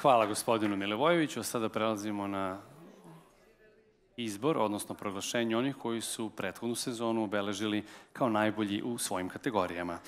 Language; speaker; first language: Serbian; native; Serbian